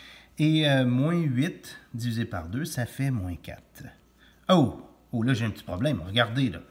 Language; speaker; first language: French; native; French